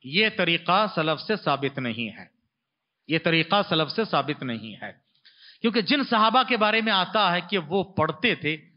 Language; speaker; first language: Urdu; native; Urdu